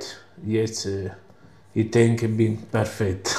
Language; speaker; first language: German; non-native, learner; Italian